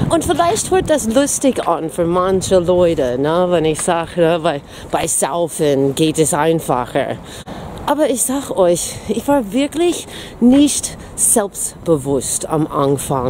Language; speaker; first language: German; non-native, fluent; English